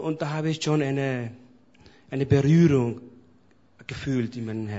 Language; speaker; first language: German; non-native, fluent; Spanish